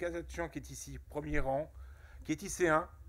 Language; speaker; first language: French; native; French